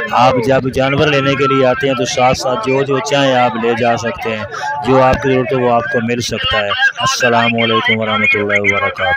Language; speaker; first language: Urdu; non-native, local second language; Saraiki